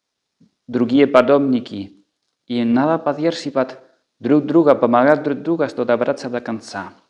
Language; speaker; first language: Russian; non-native, fluent; Spanish